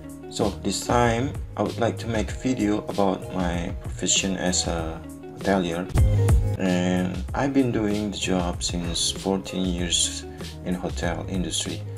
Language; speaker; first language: English; non-native, learner; Indonesian